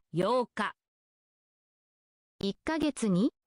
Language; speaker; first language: Japanese; non-native, learner; English